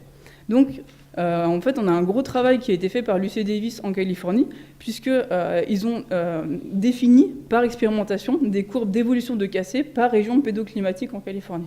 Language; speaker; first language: French; native; French